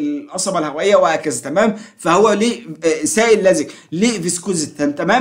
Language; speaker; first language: Arabic; native; Arabic